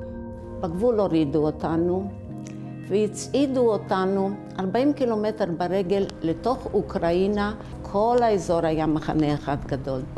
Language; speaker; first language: Hebrew; early bilingual, other home language; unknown